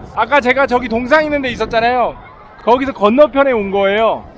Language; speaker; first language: Korean; native; Korean